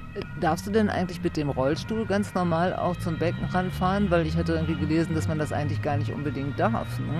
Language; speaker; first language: German; native; German